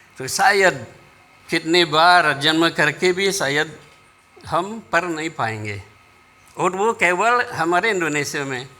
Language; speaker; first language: Hindi; non-native, fluent; Balinese